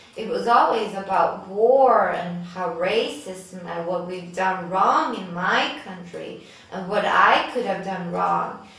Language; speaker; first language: English; non-native, fluent; Swedish